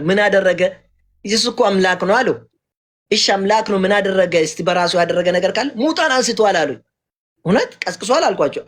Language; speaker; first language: Amharic; non-native, local second language; Oromo